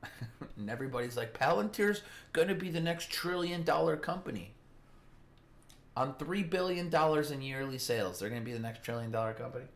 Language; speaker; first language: English; native; English